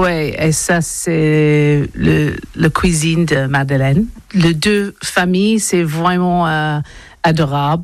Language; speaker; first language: French; non-native, learner; English